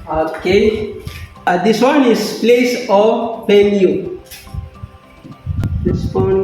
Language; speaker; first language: English; non-native, learner; Indonesian